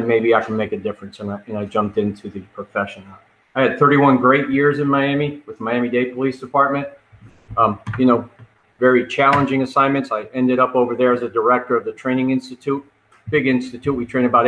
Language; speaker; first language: English; native; English